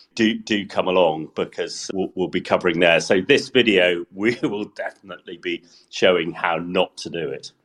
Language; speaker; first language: English; native; English